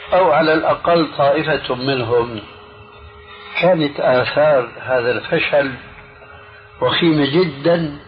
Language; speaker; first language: Arabic; early bilingual, other home language; Albanian